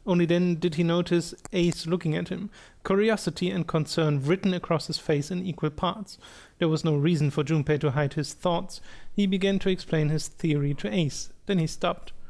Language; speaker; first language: English; non-native, fluent; German